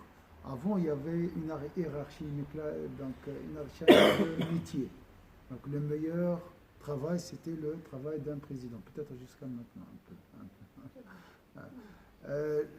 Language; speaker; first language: French; non-native, local second language; Arabic